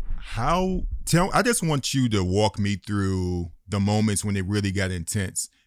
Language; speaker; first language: English; native; English